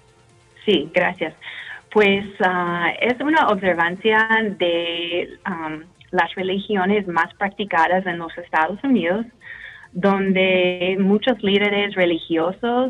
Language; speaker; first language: Spanish; non-native, fluent; English